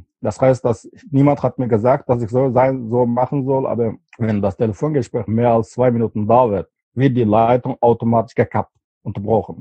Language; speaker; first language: German; non-native, fluent; Uyghur